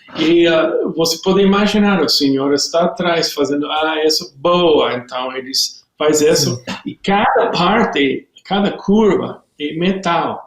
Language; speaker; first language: Portuguese; non-native, learner; English